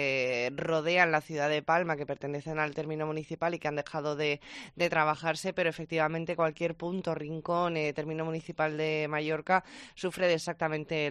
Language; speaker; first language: Spanish; native; Spanish